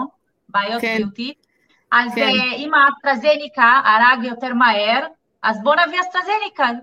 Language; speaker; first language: Hebrew; non-native, fluent; Portuguese